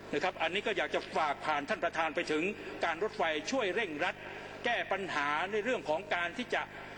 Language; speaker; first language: Thai; non-native, local second language; Pattani Malay